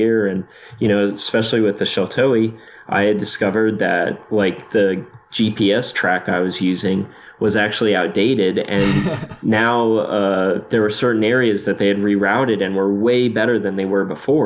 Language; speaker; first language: English; native; English